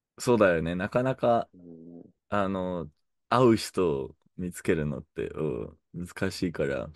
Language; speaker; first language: Japanese; native; Japanese